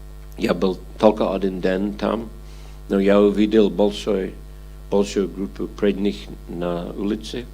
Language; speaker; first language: Russian; non-native, fluent; English